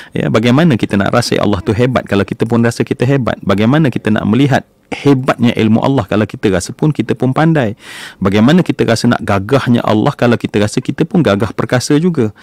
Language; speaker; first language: Malay; native; Malay